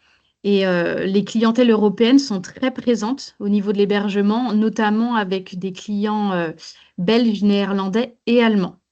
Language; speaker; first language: French; native; French